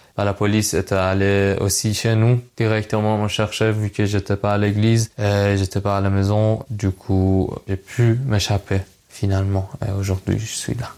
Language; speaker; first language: French; non-native, fluent; Persian